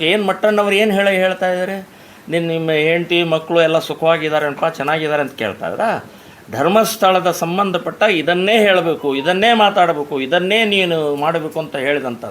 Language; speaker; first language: Kannada; native; Kannada